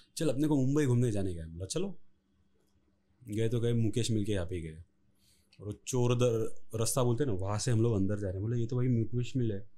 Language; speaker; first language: Hindi; non-native, local second language; Marathi